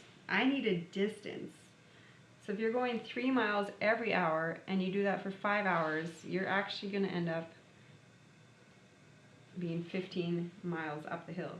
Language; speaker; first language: English; native; English